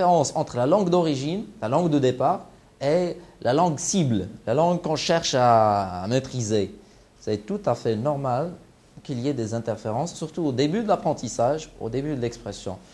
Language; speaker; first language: French; non-native, local second language; Arabic